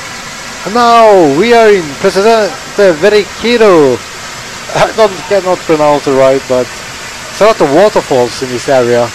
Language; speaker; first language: English; non-native, fluent; Swedish